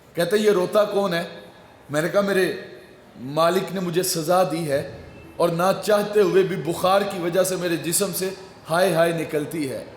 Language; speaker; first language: Urdu; non-native, local second language; Punjabi